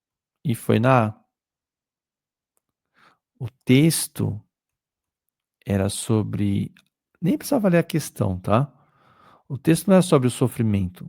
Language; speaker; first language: Portuguese; native; Portuguese